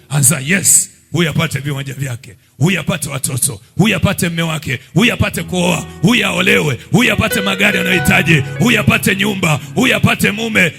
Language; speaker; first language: Swahili; native; Swahili